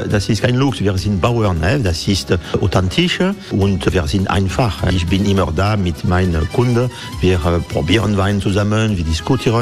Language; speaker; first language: German; non-native, learner; French